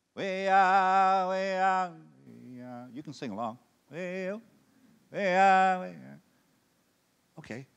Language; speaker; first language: English; native; English